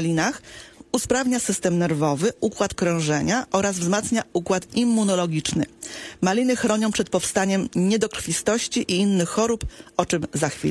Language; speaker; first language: Polish; native; Polish